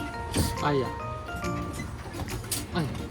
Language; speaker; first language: Chinese; native; Chinese